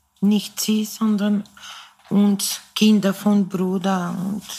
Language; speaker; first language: German; non-native, fluent; Serbian